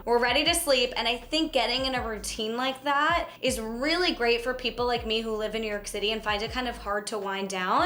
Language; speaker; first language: English; native; English